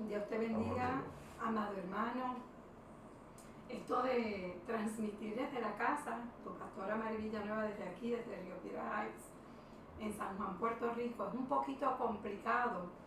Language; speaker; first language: Spanish; native; Spanish